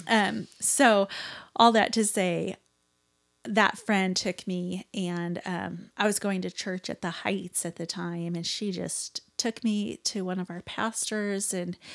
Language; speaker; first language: English; native; English